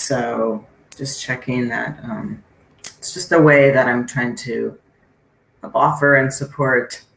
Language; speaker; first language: English; native; English